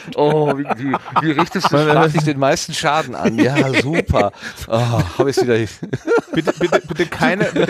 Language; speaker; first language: German; native; German